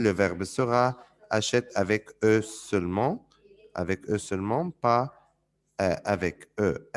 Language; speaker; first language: French; non-native, fluent; Arabic